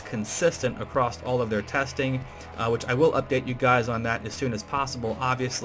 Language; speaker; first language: English; native; English